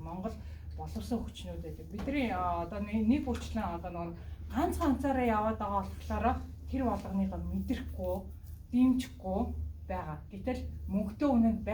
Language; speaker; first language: Mongolian; native; Mongolian